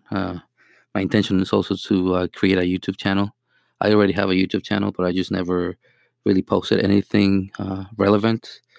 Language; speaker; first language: English; non-native, fluent; Spanish